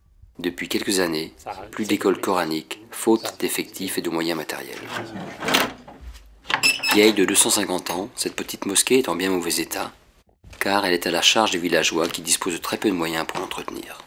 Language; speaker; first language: French; native; French